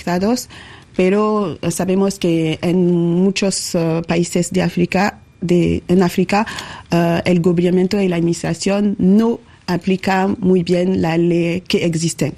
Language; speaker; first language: Spanish; non-native, learner; French